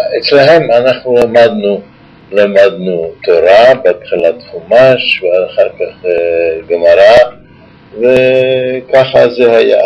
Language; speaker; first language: Hebrew; non-native, fluent; Yiddish